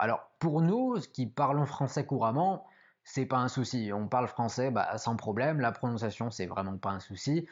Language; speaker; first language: French; native; French